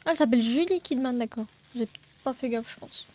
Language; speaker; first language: French; native; French